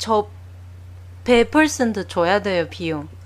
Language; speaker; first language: Korean; non-native, learner; Chinese